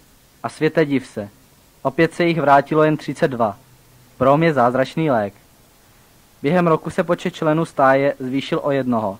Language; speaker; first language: Czech; native; Czech